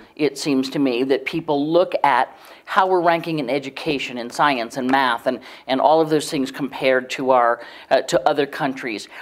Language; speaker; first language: English; native; English